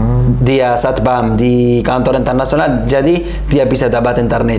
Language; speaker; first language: Indonesian; non-native, learner; Arabic